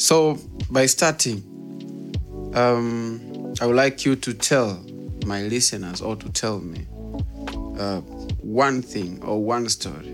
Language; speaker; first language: English; non-native, local second language; Swahili